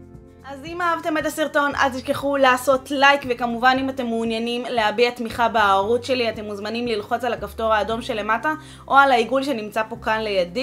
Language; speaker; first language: Hebrew; native; Hebrew